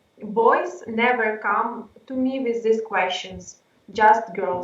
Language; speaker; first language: English; non-native, learner; Ukrainian